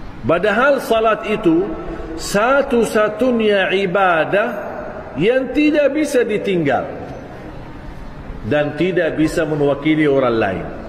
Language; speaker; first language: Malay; non-native, fluent; Arabic